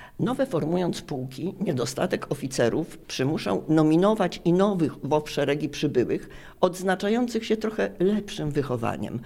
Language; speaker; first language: Polish; native; Polish